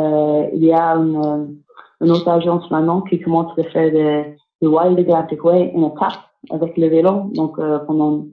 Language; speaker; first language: French; non-native, fluent; English